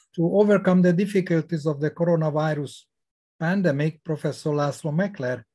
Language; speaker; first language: English; non-native, fluent; Hungarian